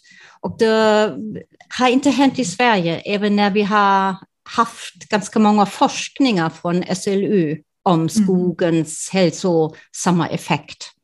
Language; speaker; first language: Swedish; non-native, fluent; German